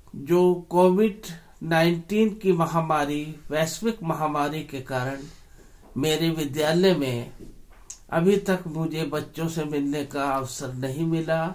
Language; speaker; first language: Hindi; native; Hindi